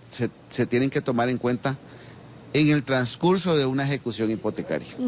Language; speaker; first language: Spanish; native; Spanish